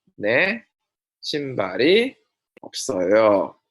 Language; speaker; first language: Korean; non-native, fluent; Indonesian